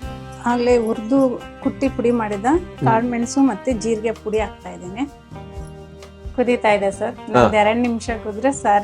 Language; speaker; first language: Kannada; native; Kannada